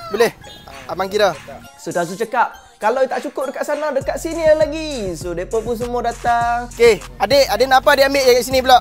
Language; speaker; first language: Malay; native; Malay